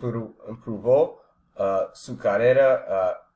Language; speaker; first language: Spanish; non-native, learner; English